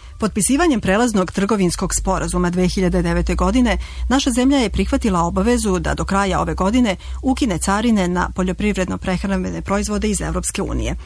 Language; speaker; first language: Croatian; native; Croatian